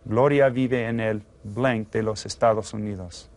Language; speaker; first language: Spanish; non-native, fluent; English